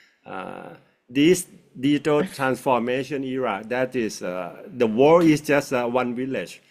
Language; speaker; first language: English; non-native, fluent; Thai